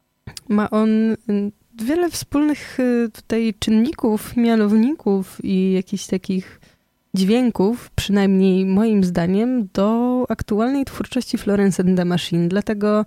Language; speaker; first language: Polish; native; Polish